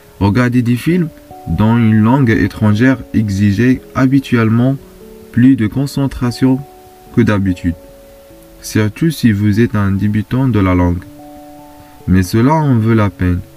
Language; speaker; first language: French; non-native, fluent; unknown